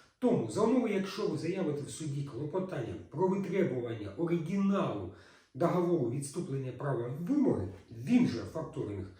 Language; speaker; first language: Ukrainian; native; Ukrainian